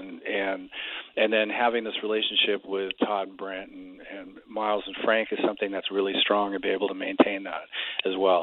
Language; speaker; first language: English; native; English